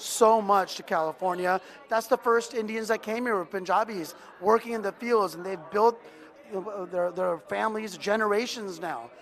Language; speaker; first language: English; native; English